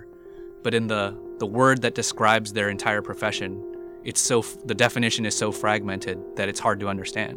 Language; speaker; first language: English; native; English